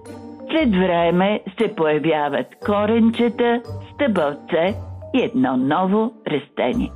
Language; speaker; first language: Bulgarian; native; Bulgarian